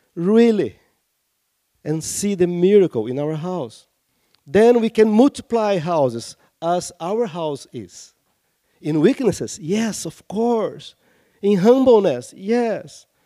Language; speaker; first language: English; non-native, fluent; Portuguese